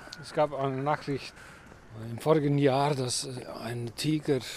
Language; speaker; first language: German; non-native, learner; Icelandic